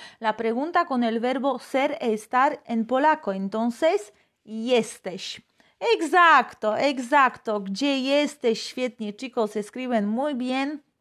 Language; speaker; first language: Spanish; non-native, fluent; Polish